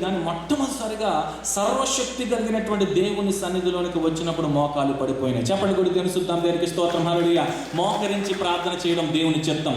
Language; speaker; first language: Telugu; non-native, local second language; Rajasthani